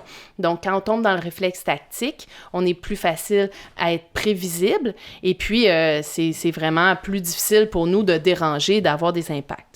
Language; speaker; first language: French; native; French